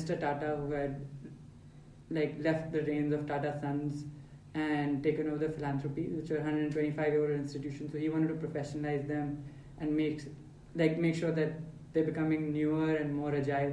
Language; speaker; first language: English; non-native, local second language; Hindi